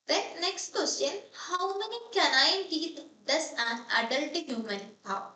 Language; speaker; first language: English; non-native, local second language; Malayalam